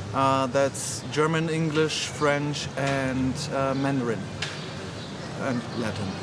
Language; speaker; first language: English; non-native, learner; Khmer